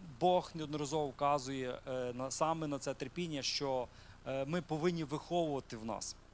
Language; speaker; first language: Ukrainian; native; Ukrainian